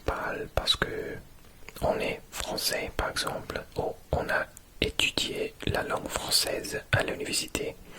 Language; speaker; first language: French; non-native, learner; English